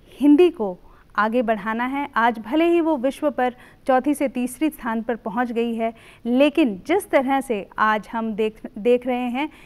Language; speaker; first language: Hindi; native; Hindi